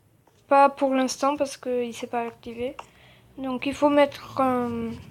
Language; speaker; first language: French; native; French